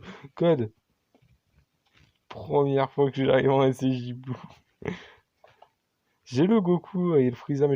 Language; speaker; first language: French; native; French